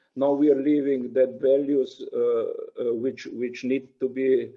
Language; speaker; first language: English; non-native, fluent; Slovenian